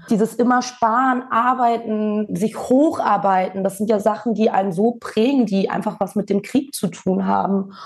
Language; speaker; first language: German; early bilingual, other home language; Bosnian